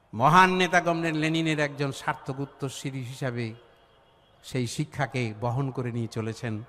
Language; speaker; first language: Bangla; native; Bangla